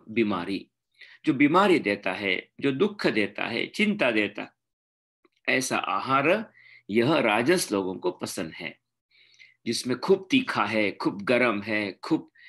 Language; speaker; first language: Hindi; non-native, local second language; Marathi